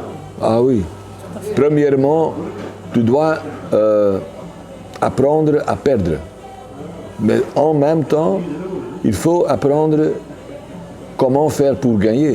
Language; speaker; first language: French; non-native, local second language; Dutch